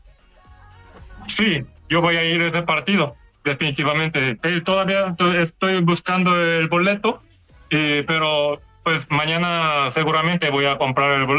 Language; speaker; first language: Spanish; non-native, fluent; Korean